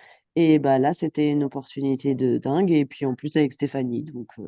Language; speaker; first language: French; native; French